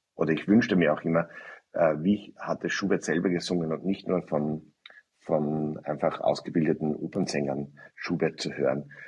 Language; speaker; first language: German; native; German